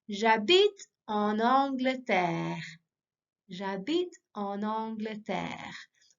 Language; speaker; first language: French; non-native, fluent; English